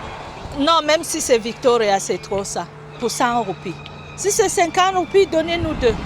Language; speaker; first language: French; non-native, fluent; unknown